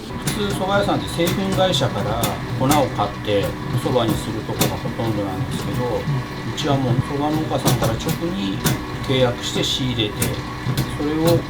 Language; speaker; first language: Japanese; native; Japanese